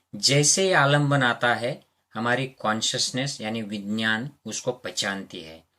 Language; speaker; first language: Hindi; non-native, local second language; Marathi